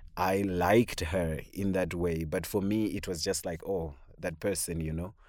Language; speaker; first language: English; non-native, local second language; Shona